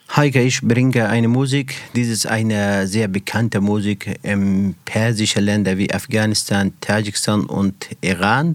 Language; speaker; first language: German; non-native, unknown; Persian